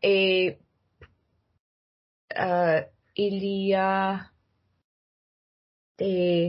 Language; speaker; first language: French; non-native, learner; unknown